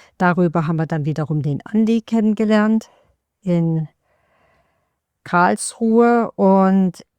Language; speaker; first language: German; native; German